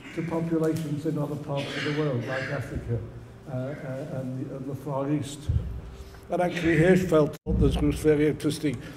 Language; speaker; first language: English; native; English